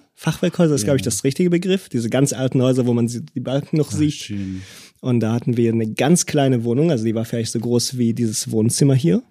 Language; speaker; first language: German; early bilingual, other home language; Hebrew